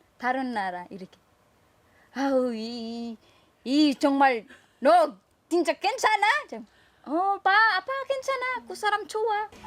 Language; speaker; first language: Korean; non-native, learner; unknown